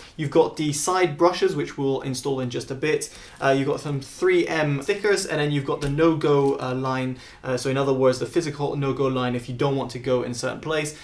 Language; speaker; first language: English; native; English